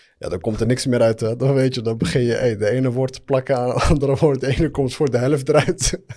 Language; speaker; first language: Dutch; early bilingual, other home language; Arabic